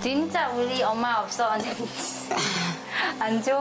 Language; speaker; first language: Korean; non-native, learner; Thai